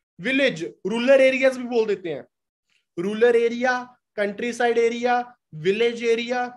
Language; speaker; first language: Hindi; non-native, local second language; Punjabi